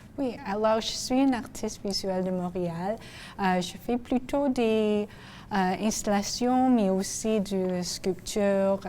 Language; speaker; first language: French; non-native, local second language; English